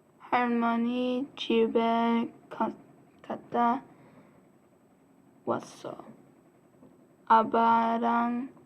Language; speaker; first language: Korean; non-native, learner; English